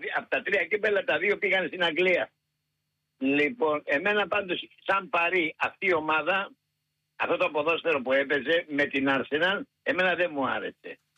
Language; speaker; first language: Greek; native; Greek